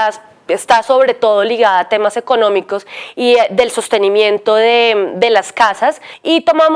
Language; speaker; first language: Spanish; native; Spanish